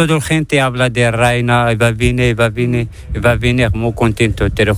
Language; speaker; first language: Spanish; non-native, learner; Arabic